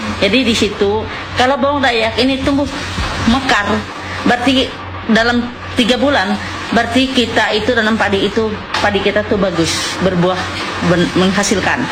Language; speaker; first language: Indonesian; non-native, local second language; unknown